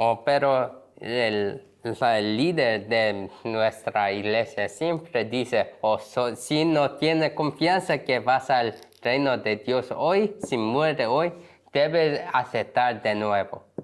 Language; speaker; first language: Spanish; non-native, learner; Korean